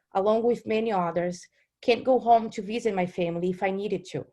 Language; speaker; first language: English; non-native, fluent; Portuguese